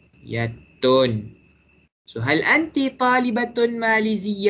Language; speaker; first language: Arabic; non-native, fluent; Malay